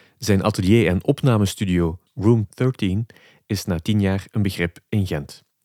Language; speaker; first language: Dutch; native; Dutch